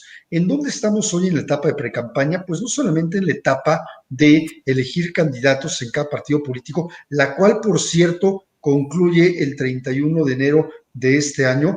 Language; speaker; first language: Spanish; native; Spanish